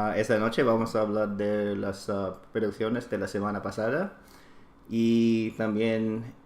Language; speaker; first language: Spanish; non-native, learner; English